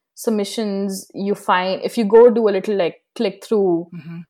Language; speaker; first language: English; non-native, local second language; Hindi